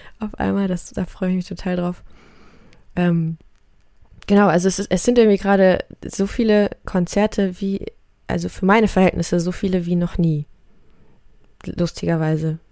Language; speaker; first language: German; early bilingual, other home language; Russian